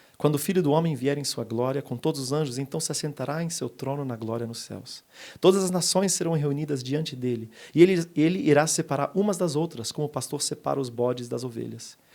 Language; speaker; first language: Portuguese; native; Portuguese